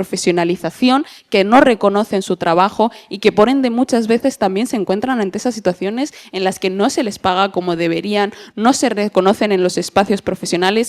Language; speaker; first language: Spanish; native; Spanish